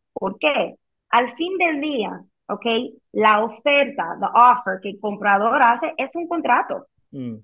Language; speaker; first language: Spanish; early bilingual, heritage; Spanish